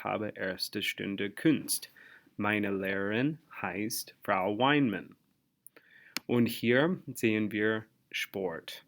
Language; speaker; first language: German; non-native, fluent; English